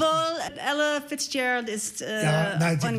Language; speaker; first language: German; non-native, learner; English